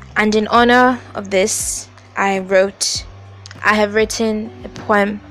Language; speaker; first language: English; non-native, local second language; Yoruba